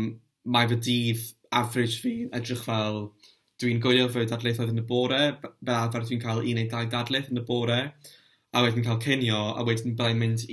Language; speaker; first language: Welsh; non-native, local second language; English